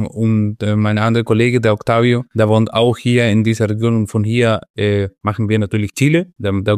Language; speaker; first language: German; non-native, fluent; Spanish